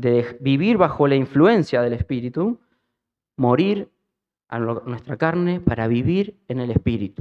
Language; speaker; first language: Spanish; native; Spanish